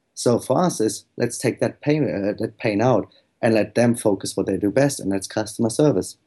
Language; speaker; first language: English; non-native, fluent; German